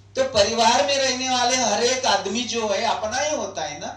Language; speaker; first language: Hindi; non-native, local second language; Marathi